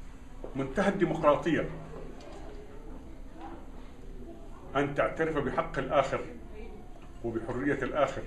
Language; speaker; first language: Arabic; native; Arabic